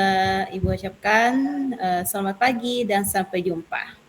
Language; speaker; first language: Indonesian; native; Indonesian